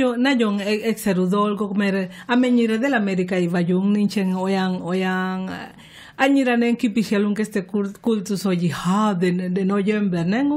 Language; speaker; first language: Hungarian; non-native, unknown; Spanish